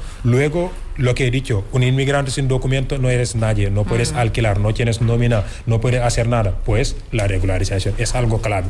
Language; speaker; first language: Spanish; non-native, fluent; Wolof